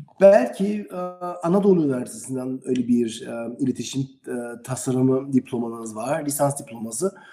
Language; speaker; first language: Turkish; non-native, learner; German